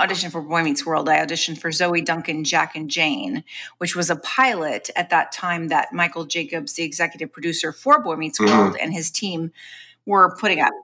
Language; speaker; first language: English; native; English